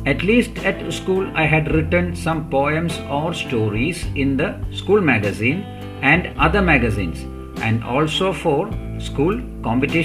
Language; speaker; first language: English; non-native, local second language; Malayalam